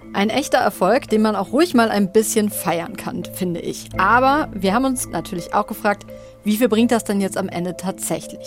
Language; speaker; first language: German; native; German